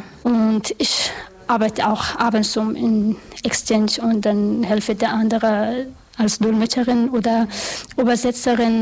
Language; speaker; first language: German; non-native, learner; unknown